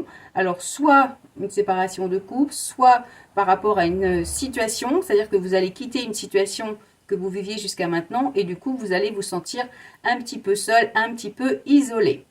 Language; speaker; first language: French; native; French